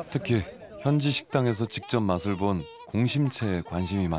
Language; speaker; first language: Korean; native; Korean